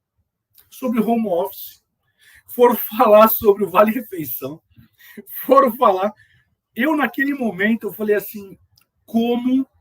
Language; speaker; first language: Portuguese; native; Portuguese